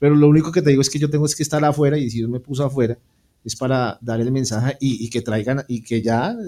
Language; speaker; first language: Spanish; native; Spanish